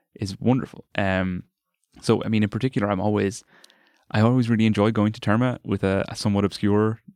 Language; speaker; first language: English; native; English